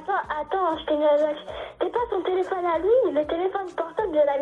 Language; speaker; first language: French; early bilingual, other home language; Turkish